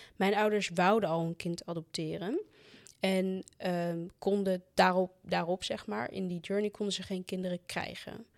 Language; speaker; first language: Dutch; native; Dutch